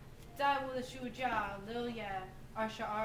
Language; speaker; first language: Chinese; non-native, learner; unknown